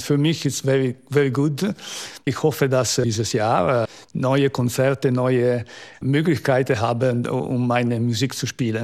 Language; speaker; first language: German; non-native, local second language; Italian